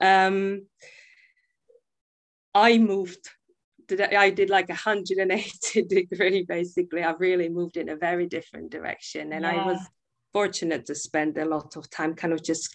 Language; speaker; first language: English; non-native, fluent; Czech